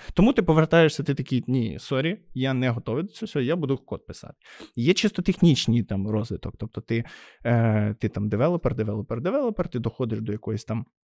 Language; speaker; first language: Ukrainian; native; Ukrainian